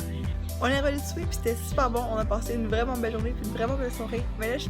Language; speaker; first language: French; native; French